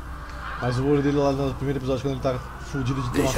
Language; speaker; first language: Portuguese; native; Portuguese